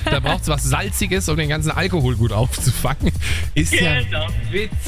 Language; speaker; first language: German; native; German